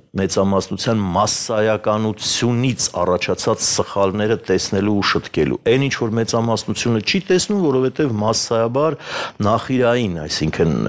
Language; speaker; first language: Armenian; native; Armenian